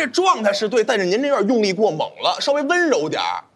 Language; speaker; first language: Chinese; native; Chinese